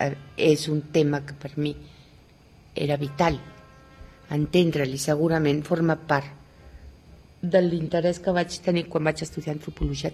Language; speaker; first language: Catalan; early bilingual, heritage; Catalan